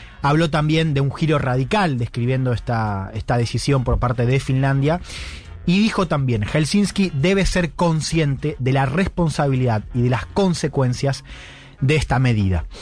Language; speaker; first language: Spanish; native; Spanish